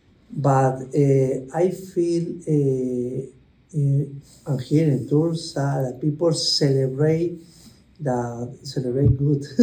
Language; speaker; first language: English; non-native, learner; Spanish